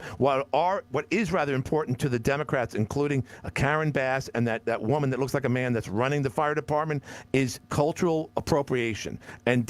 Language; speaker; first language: English; native; English